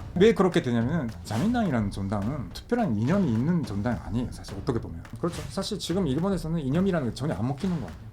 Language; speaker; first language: Korean; non-native, fluent; Japanese